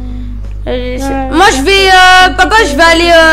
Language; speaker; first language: French; native; French